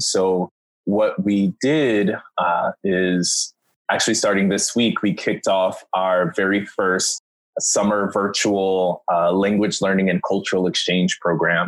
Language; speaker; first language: English; native; English